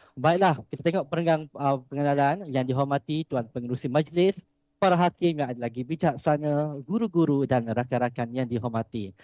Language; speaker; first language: Malay; native; Malay